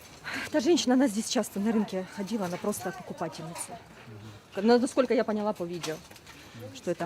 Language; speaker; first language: Russian; native; Russian